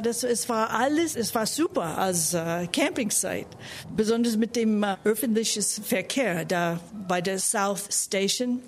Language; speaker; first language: German; non-native, fluent; English